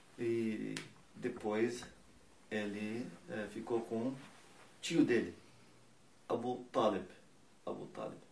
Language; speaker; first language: Portuguese; non-native, learner; Persian